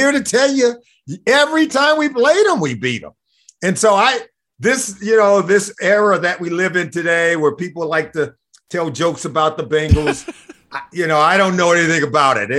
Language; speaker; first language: English; native; English